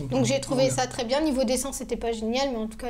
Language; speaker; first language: French; native; French